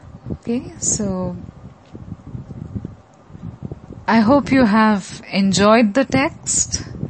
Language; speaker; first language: English; non-native, local second language; Bangla